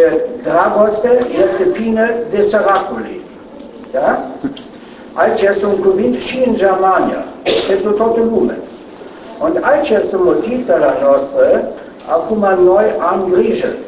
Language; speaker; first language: Romanian; non-native, learner; German